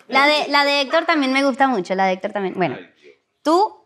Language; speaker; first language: Spanish; early bilingual, heritage; Spanish